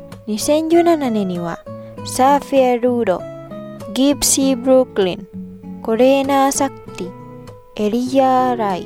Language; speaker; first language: Japanese; non-native, fluent; Indonesian